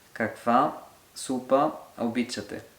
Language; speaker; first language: Bulgarian; non-native, learner; French